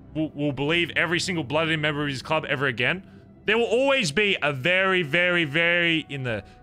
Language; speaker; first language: English; native; English